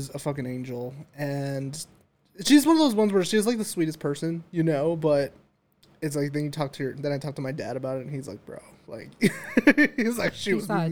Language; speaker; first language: English; native; English